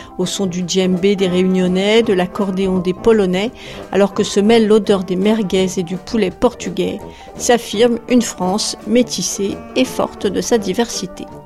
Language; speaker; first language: French; native; French